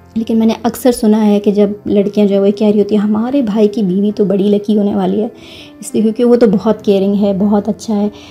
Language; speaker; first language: Urdu; native; Urdu